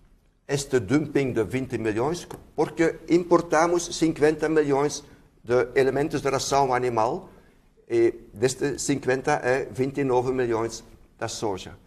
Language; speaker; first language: Portuguese; non-native, fluent; Dutch